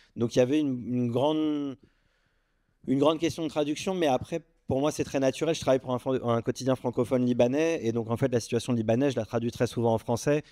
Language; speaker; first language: French; early bilingual, other home language; Arabic